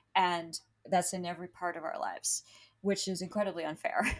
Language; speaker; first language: English; early bilingual, other home language; Spanish